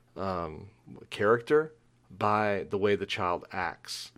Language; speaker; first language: English; native; English